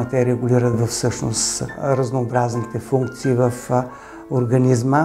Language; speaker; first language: Bulgarian; native; Bulgarian